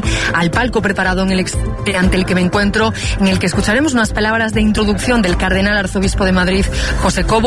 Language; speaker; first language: Spanish; native; Spanish